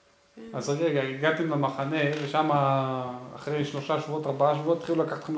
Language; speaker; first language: Hebrew; native; Hebrew